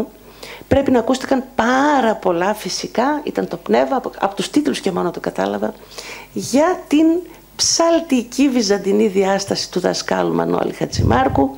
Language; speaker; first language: Greek; native; Greek